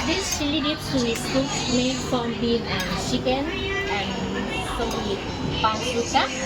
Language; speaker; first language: English; non-native, learner; Thai